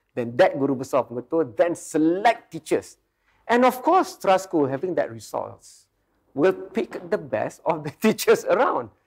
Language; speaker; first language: English; non-native, local second language; Malay